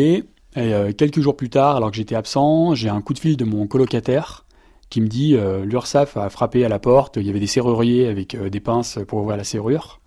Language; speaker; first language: French; native; French